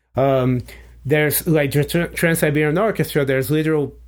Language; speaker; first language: English; non-native, fluent; Portuguese